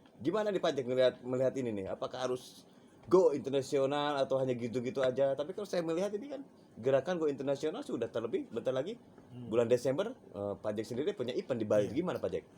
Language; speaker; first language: Indonesian; native; Indonesian